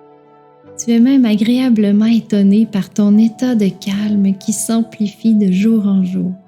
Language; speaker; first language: French; native; French